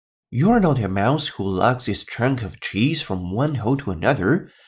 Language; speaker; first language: English; non-native, fluent; Chinese